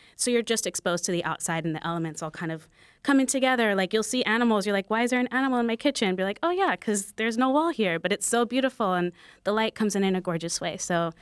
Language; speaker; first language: English; native; English